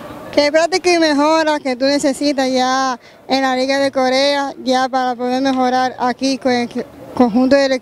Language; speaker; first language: Spanish; native; Spanish